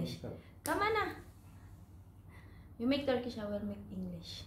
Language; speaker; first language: English; non-native, learner; Filipino